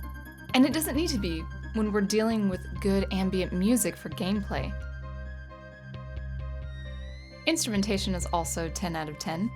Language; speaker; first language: English; native; English